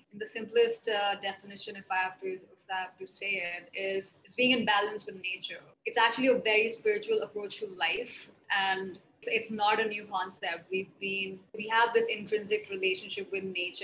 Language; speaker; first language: English; non-native, local second language; Hindi